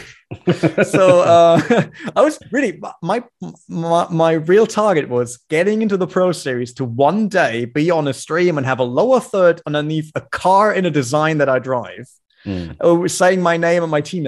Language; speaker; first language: English; non-native, fluent; German